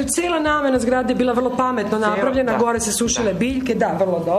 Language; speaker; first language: Serbian; native; Serbian